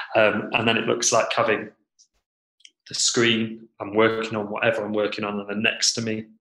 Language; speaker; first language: English; native; English